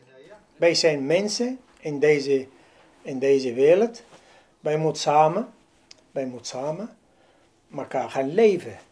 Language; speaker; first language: Dutch; non-native, learner; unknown